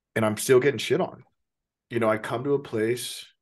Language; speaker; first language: English; native; English